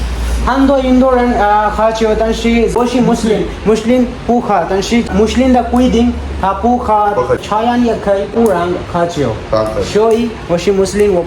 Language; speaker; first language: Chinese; non-native, learner; Hindi